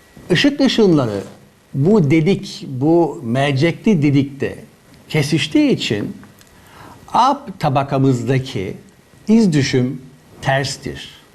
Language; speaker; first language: Turkish; non-native, fluent; German